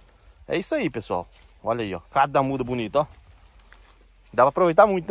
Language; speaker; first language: Portuguese; native; Portuguese